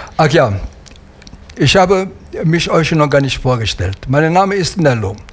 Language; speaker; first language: German; non-native, fluent; Italian